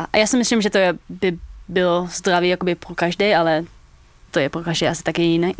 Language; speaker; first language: Czech; early bilingual, heritage; Dutch